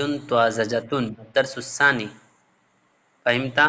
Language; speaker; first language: Arabic; non-native, fluent; Bangla